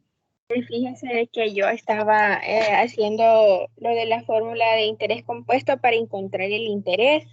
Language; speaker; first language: Spanish; native; Spanish